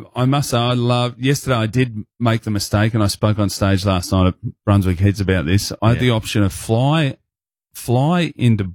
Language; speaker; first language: English; native; English